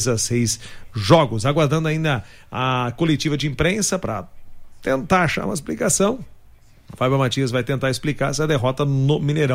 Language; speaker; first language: Portuguese; native; Portuguese